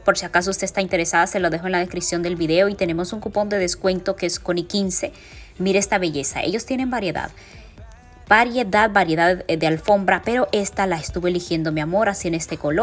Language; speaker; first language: Spanish; native; Spanish